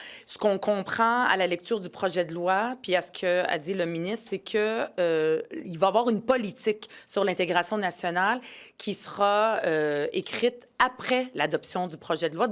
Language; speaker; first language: French; early bilingual, other home language; Arabic